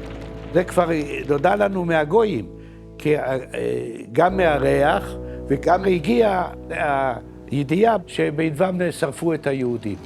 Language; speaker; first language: Hebrew; non-native, fluent; Yiddish